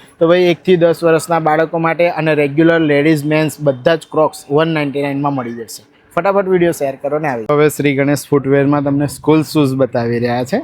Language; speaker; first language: Gujarati; native; Gujarati